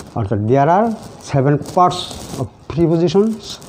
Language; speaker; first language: English; non-native, local second language; Assamese